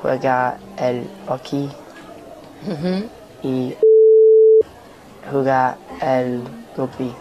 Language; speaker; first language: Spanish; non-native, learner; English